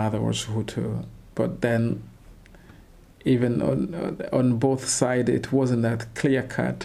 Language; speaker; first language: English; non-native, local second language; Kinyarwanda